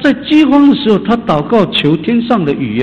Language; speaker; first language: Chinese; native; Chinese